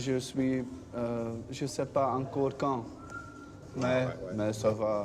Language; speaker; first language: French; non-native, learner; Dutch